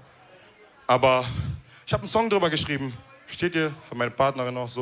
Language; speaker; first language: German; early bilingual, other home language; Wolof